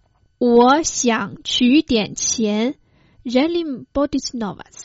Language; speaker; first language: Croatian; non-native, fluent; Chinese